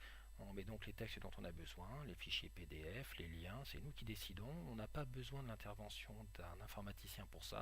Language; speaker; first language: French; native; French